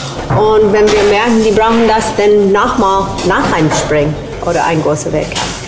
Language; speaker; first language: German; non-native, fluent; English